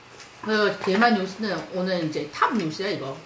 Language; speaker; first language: Korean; non-native, fluent; Chinese